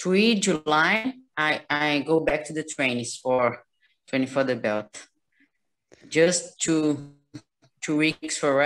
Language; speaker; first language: English; non-native, learner; Portuguese